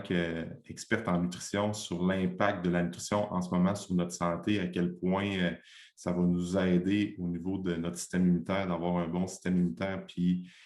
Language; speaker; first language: French; native; French